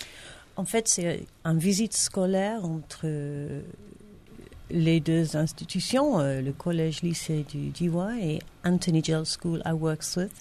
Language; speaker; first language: French; non-native, fluent; English